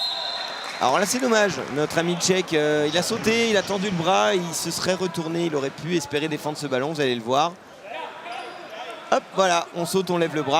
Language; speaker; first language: French; native; French